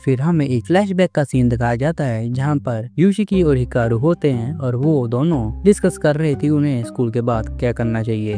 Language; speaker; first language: Hindi; native; Hindi